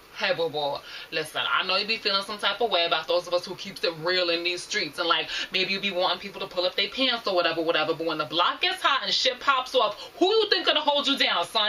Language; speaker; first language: English; native; English